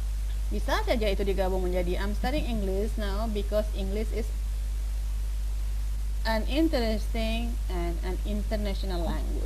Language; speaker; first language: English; non-native, fluent; Indonesian